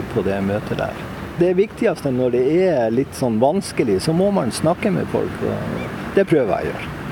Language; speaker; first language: Norwegian; native; Norwegian